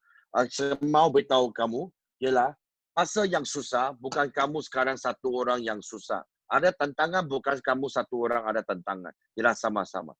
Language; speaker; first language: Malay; non-native, local second language; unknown